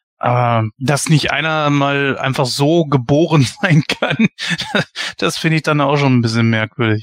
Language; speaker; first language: German; native; German